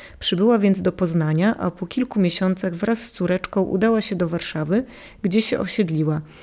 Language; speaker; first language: Polish; native; Polish